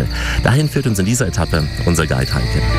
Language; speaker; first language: German; native; German